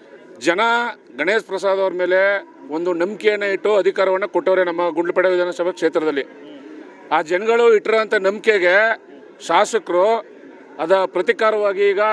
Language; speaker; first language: Kannada; native; Kannada